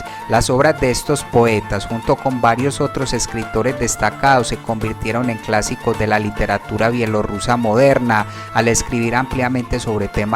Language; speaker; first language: Spanish; native; Spanish